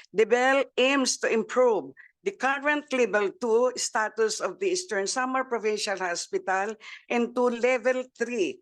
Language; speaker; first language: English; non-native, local second language; Waray